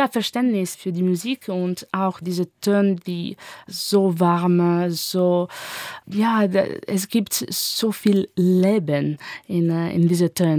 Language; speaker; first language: German; non-native, learner; Italian